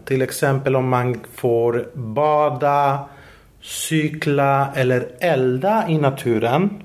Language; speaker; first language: Swedish; non-native, fluent; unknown